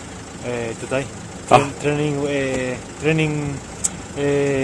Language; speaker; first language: Polish; non-native, learner; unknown